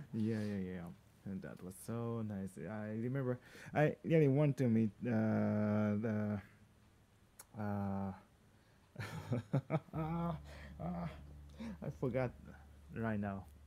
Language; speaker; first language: English; non-native, learner; Japanese